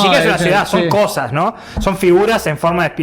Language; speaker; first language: Spanish; native; Spanish